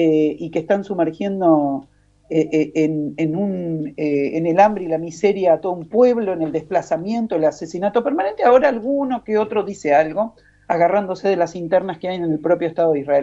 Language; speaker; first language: Spanish; native; Spanish